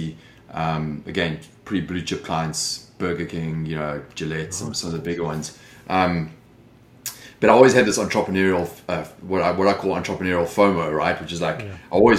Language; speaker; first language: English; native; English